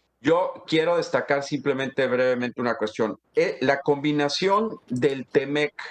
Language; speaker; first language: Spanish; native; Spanish